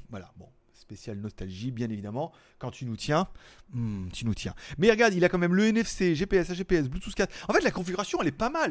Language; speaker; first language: French; native; French